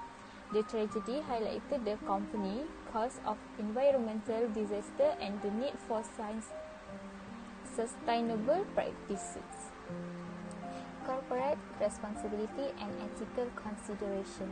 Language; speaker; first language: English; non-native, local second language; Malay